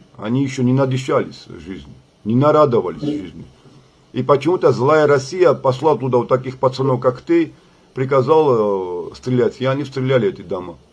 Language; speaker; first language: Russian; non-native, local second language; Georgian